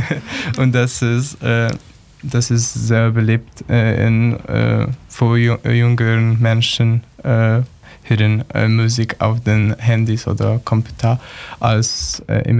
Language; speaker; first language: German; non-native, learner; Polish